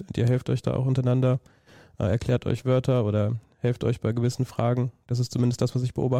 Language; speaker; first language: German; native; German